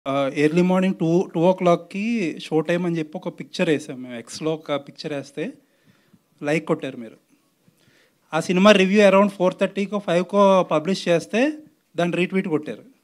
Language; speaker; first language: Telugu; native; Telugu